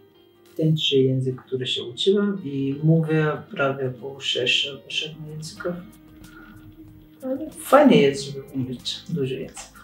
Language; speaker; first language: Polish; non-native, learner; Persian